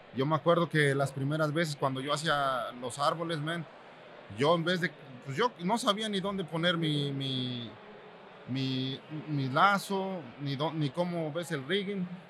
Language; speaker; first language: Spanish; native; Spanish